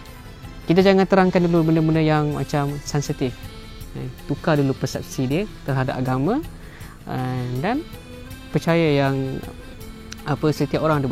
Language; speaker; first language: Malay; native; Malay